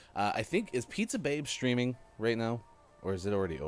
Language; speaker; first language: English; native; English